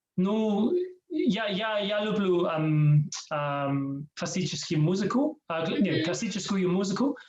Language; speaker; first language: Russian; non-native, learner; English